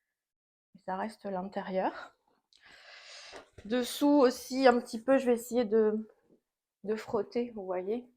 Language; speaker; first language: French; native; French